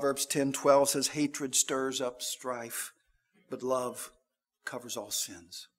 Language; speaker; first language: English; native; English